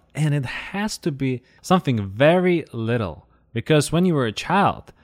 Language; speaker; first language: English; non-native, fluent; Russian